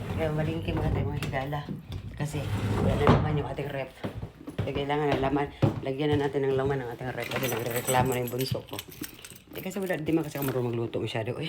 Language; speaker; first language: Filipino; non-native, local second language; Waray